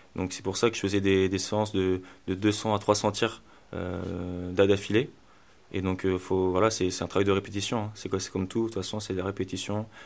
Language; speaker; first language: French; native; French